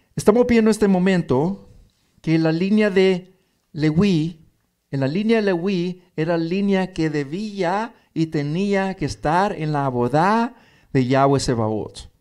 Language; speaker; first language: Spanish; early bilingual, heritage; Spanish